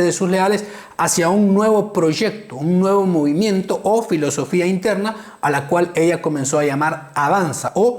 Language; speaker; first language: Spanish; native; Spanish